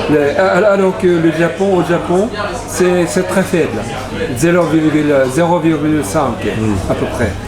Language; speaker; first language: French; non-native, learner; Japanese